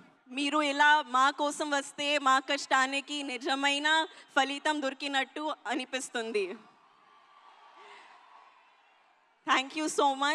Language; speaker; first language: Telugu; non-native, learner; Hindi